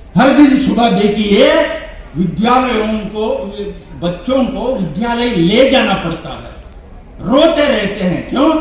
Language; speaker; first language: Hindi; non-native, local second language; Konkani